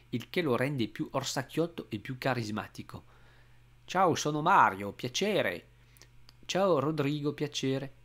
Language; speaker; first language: Italian; non-native, fluent; French